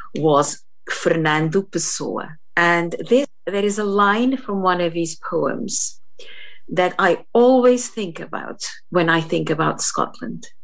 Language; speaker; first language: English; non-native, fluent; Portuguese